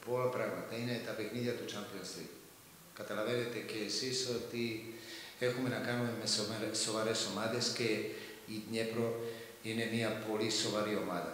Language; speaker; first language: Greek; non-native, fluent; Serbian